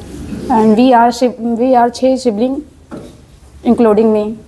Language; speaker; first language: English; non-native, learner; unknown